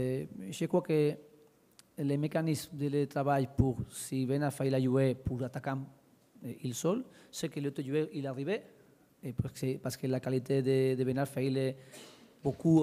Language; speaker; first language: French; non-native, learner; Spanish